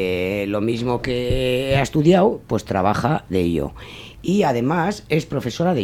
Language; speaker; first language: Spanish; native; Spanish